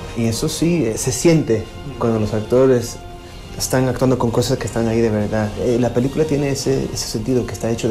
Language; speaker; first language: Spanish; early bilingual, heritage; Spanish